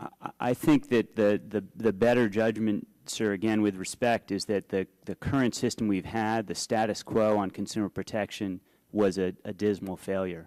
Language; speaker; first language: English; native; English